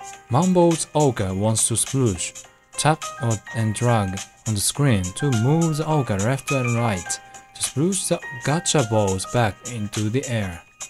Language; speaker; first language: English; non-native, fluent; Japanese